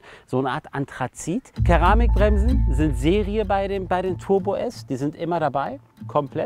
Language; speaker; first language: German; native; German